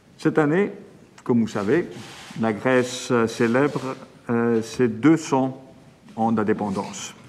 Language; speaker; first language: French; non-native, fluent; Greek